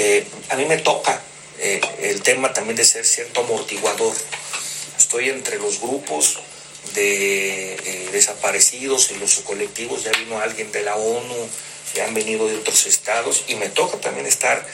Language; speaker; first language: Spanish; native; Spanish